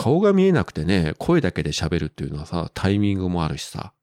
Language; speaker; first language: Japanese; native; Japanese